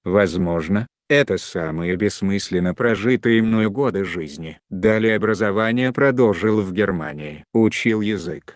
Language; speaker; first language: Russian; non-native, local second language; Chechen